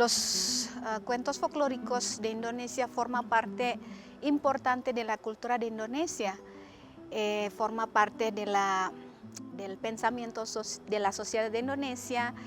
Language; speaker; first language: Spanish; non-native, fluent; Indonesian